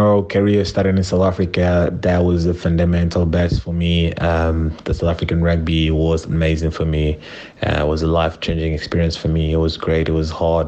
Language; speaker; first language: English; non-native, local second language; Shona